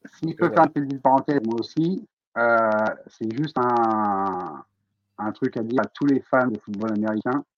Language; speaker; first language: French; native; French